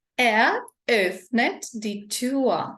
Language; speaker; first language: German; non-native, fluent; Ukrainian